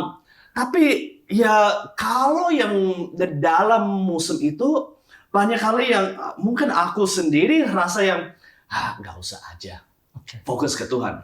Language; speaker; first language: Indonesian; non-native, fluent; English